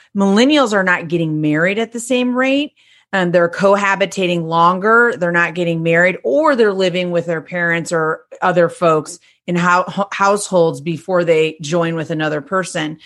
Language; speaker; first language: English; native; English